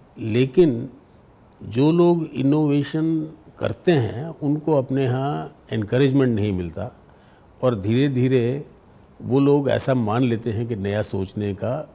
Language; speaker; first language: Hindi; native; Hindi